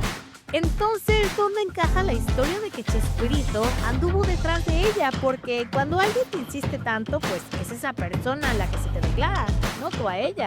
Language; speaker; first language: Spanish; native; Spanish